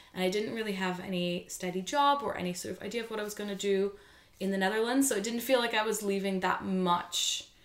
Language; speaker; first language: English; non-native, fluent; Dutch